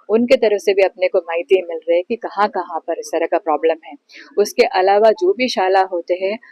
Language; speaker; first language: Hindi; non-native, local second language; Marathi